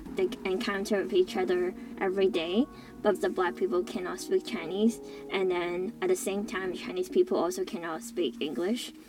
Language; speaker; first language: English; non-native, local second language; Cantonese